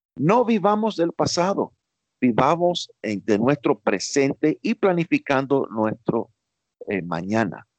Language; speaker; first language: Spanish; early bilingual, heritage; Spanish